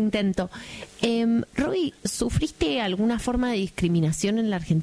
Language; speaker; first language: Spanish; native; Spanish